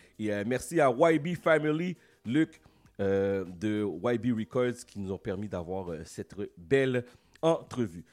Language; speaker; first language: French; native; French